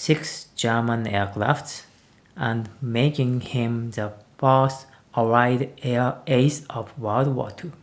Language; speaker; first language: English; non-native, learner; Japanese